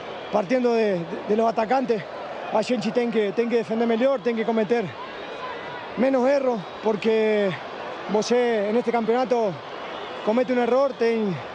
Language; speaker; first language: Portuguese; non-native, learner; Spanish